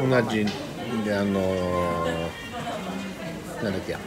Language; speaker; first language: Japanese; native; Japanese